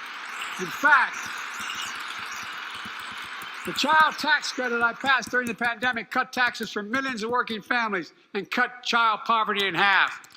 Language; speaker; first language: English; native; English